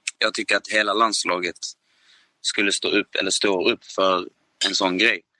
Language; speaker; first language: Swedish; native; Swedish